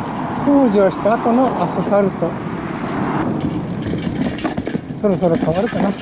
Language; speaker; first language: Japanese; native; Japanese